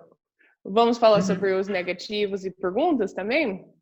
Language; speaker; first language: Portuguese; non-native, fluent; English